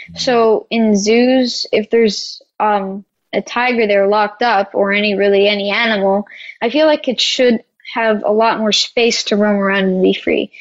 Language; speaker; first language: English; native; English